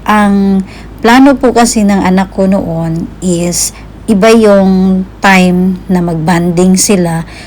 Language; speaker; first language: Filipino; native; Filipino